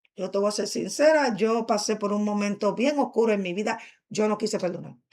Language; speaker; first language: Spanish; early bilingual, heritage; Spanish